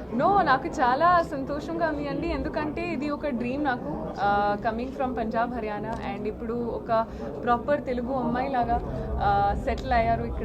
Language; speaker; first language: Telugu; non-native, learner; Hindi